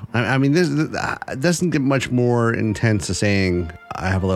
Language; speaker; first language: English; native; English